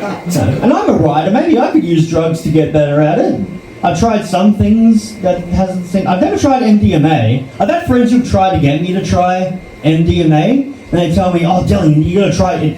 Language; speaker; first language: English; native; English